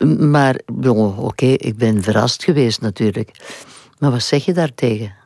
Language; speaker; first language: Dutch; non-native, local second language; French